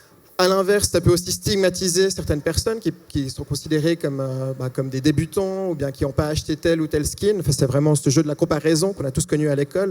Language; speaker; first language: French; native; French